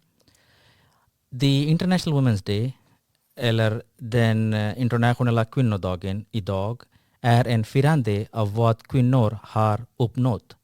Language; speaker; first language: Swedish; non-native, fluent; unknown